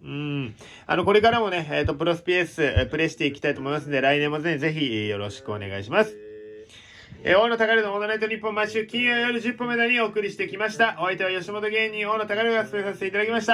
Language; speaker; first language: Japanese; native; Japanese